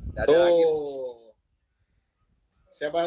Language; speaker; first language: Indonesian; native; Indonesian